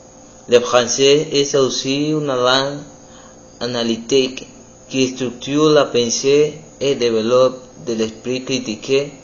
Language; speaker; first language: French; non-native, learner; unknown